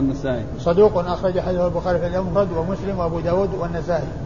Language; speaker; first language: Arabic; native; Arabic